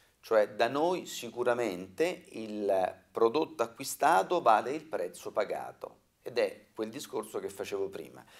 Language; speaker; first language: Italian; native; Italian